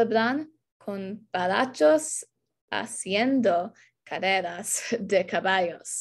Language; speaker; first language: Spanish; non-native, learner; English